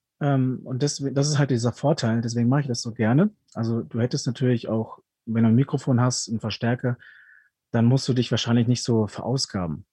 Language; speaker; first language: German; early bilingual, other home language; Spanish